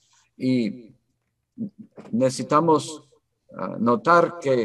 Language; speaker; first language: Spanish; non-native, fluent; English